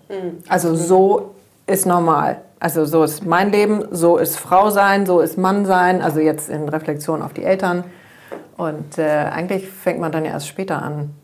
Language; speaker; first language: German; native; German